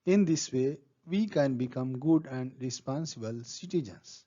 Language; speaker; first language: English; non-native, local second language; Hindi